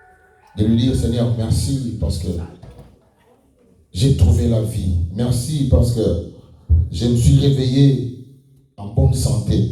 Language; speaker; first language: French; non-native, local second language; Lingala